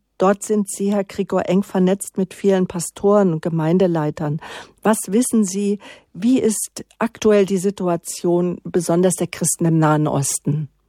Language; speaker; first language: German; native; German